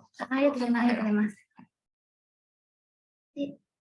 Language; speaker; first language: Japanese; native; Japanese